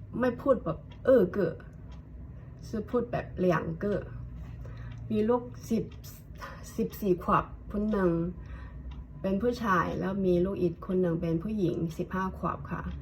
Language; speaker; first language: Thai; non-native, fluent; Hakka Chinese